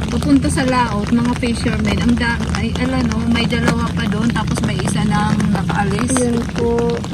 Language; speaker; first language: Filipino; non-native, local second language; Waray